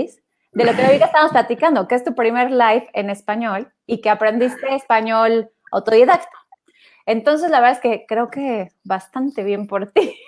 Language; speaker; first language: Spanish; native; Spanish